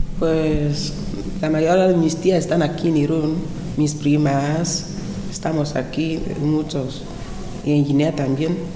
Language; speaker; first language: Spanish; non-native, local second language; Fang